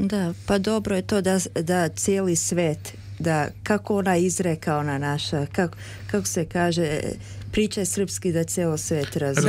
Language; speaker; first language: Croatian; early bilingual, heritage; Serbian